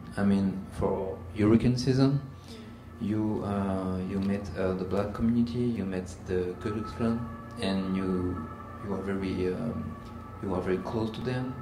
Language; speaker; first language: English; non-native, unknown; French